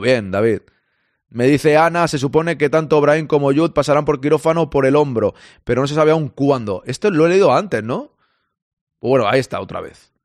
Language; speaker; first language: Spanish; native; Spanish